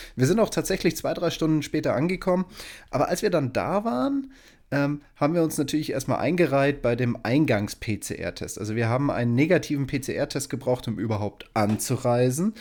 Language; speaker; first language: German; native; German